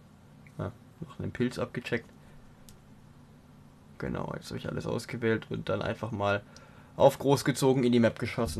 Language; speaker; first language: German; native; German